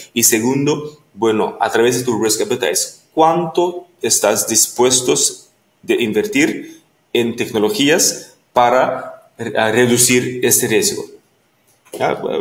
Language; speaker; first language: Spanish; non-native, fluent; Papiamento